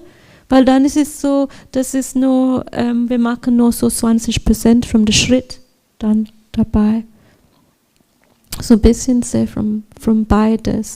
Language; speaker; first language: German; non-native, learner; English